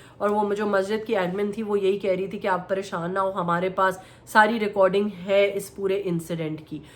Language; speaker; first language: Urdu; native; Urdu